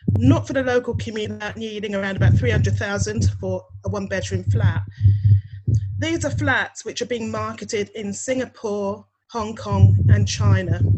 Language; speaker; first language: English; native; English